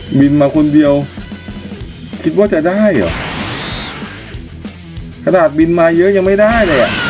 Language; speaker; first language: Thai; native; Thai